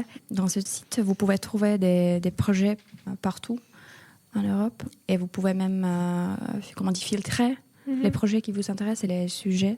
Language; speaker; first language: French; non-native, fluent; Finnish